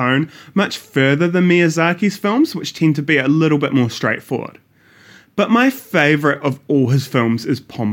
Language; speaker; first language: English; native; English